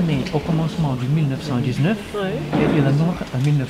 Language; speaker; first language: French; non-native, learner; Ukrainian